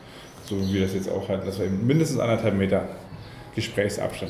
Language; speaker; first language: German; native; German